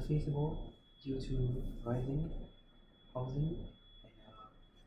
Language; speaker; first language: English; non-native, learner; Vietnamese